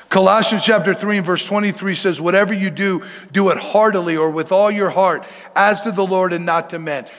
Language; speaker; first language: English; native; English